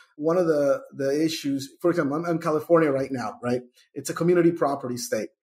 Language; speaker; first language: English; early bilingual, other home language; Spanish